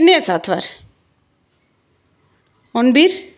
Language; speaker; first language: Turkish; non-native, learner; Gujarati